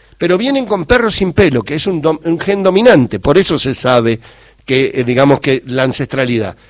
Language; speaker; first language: Spanish; native; Spanish